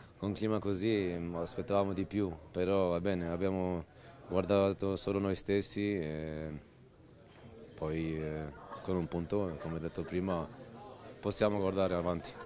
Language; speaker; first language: Italian; non-native, fluent; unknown